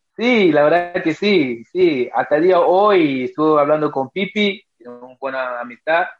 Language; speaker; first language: Spanish; non-native, fluent; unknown